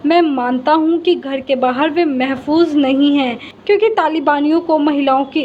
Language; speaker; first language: Hindi; native; Hindi